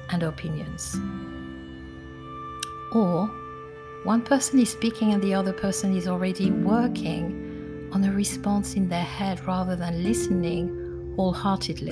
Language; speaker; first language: English; non-native, fluent; French